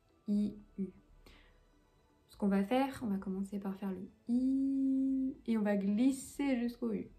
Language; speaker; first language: French; native; French